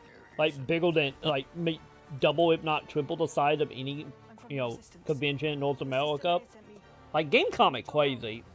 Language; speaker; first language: English; native; English